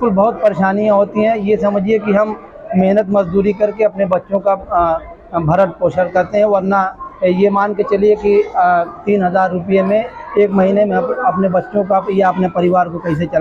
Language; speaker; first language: Hindi; native; Hindi